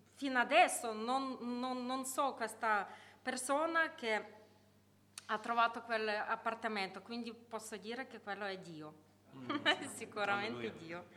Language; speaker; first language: Italian; non-native, learner; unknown